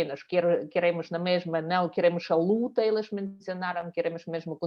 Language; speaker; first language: Portuguese; non-native, fluent; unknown